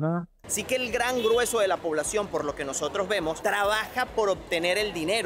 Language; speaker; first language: Spanish; native; Spanish